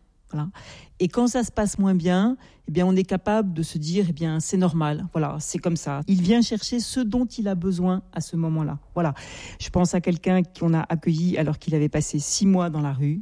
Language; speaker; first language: French; native; French